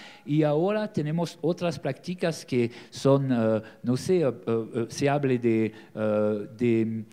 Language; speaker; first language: Spanish; non-native, learner; French